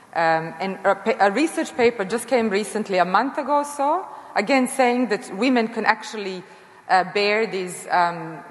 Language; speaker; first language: English; non-native, fluent; Serbian